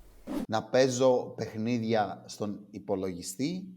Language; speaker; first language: Greek; native; Greek